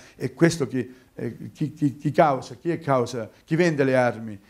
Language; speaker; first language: Italian; native; Italian